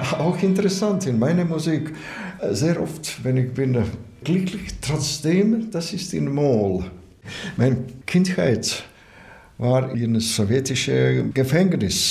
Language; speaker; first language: German; non-native, learner; Latvian